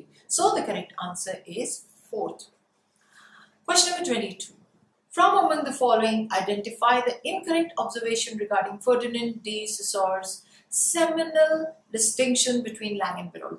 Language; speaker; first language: English; non-native, local second language; Hindi